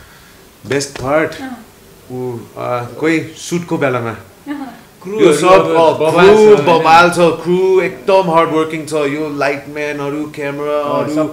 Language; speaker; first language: Nepali; non-native, learner; English